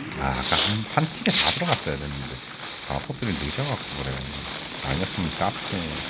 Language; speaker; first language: Korean; native; Korean